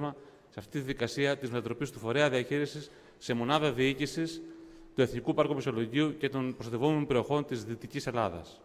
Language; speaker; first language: Greek; native; Greek